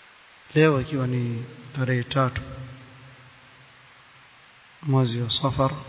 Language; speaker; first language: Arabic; non-native, fluent; Swahili